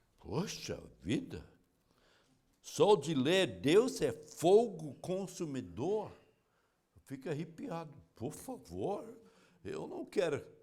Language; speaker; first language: Portuguese; non-native, fluent; English